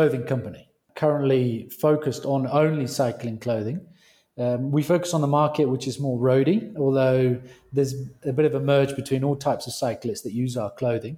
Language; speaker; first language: English; native; English